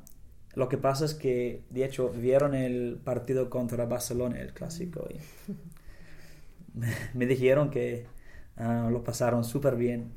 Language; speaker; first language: Spanish; non-native, learner; English